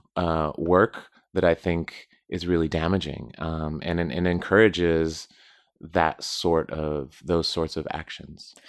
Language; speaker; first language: English; native; English